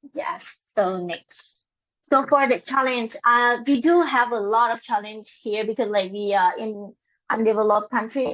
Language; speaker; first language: English; non-native, learner; Lao